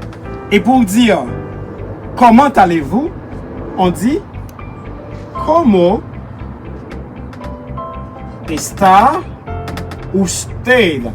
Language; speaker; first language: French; non-native, local second language; Haitian Creole